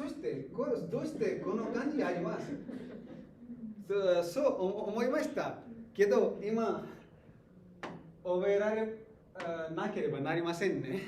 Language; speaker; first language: Japanese; non-native, learner; Hindi